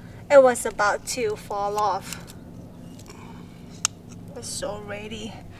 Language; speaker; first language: English; non-native, fluent; Thai